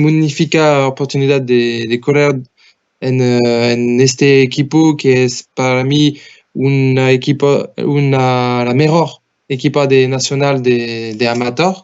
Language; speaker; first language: Spanish; non-native, learner; French